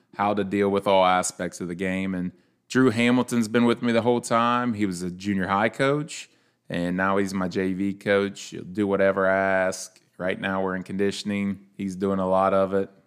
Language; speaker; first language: English; native; English